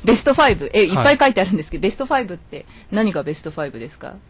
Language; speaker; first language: Japanese; native; Japanese